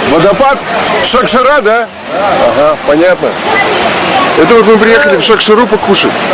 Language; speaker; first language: Russian; native; Russian